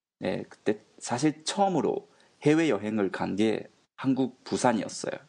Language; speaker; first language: Korean; non-native, fluent; Japanese